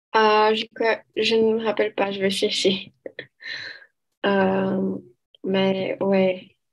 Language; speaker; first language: French; non-native, learner; Portuguese